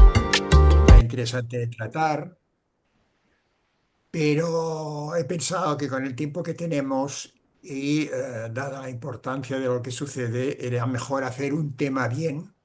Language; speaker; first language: Spanish; non-native, local second language; Catalan